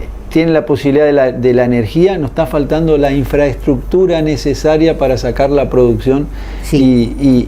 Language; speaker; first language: Spanish; native; Spanish